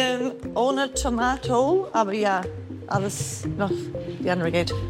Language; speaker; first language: German; non-native, learner; English